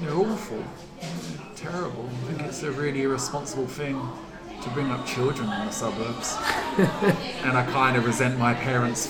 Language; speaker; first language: English; native; English